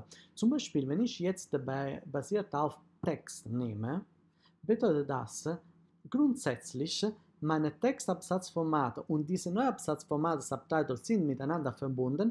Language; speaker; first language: German; non-native, fluent; Italian